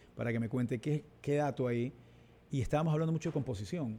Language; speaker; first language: Spanish; native; Spanish